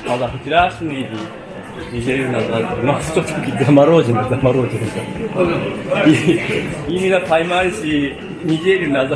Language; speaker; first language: Russian; non-native, learner; Japanese